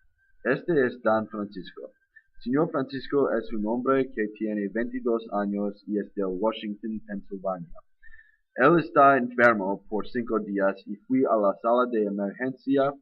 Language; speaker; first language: Spanish; non-native, learner; English